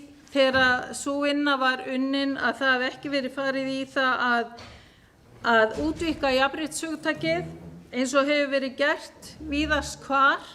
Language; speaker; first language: Icelandic; native; Icelandic